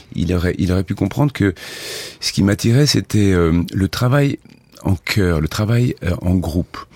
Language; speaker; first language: French; native; French